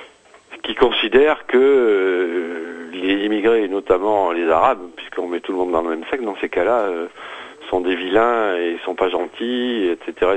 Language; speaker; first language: French; native; French